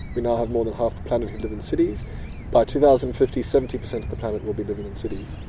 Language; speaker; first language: English; native; English